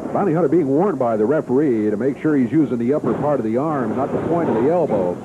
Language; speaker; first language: English; native; English